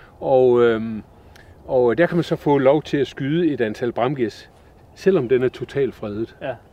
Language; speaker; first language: Danish; native; Danish